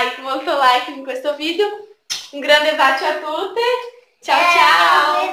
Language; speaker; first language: Italian; non-native, learner; Portuguese